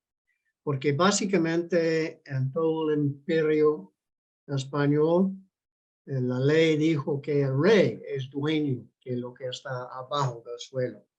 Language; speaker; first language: Spanish; non-native, fluent; English